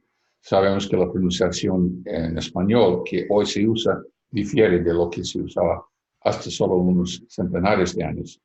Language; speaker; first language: Spanish; non-native, fluent; English